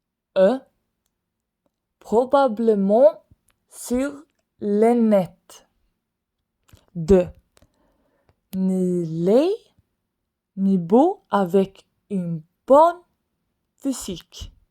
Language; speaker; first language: French; non-native, fluent; Swedish